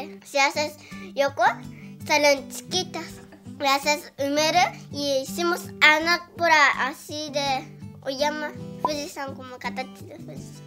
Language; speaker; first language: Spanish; early bilingual, heritage; Spanish